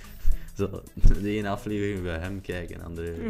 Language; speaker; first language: Dutch; native; Dutch